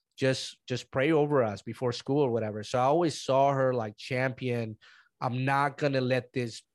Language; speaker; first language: English; early bilingual, other home language; Spanish